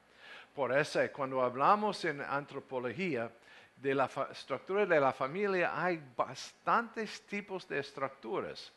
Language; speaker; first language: Spanish; non-native, learner; English